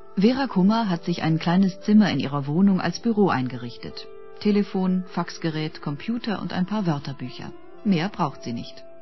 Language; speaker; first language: German; native; German